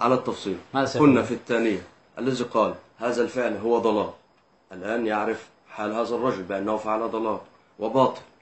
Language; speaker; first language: Arabic; native; Arabic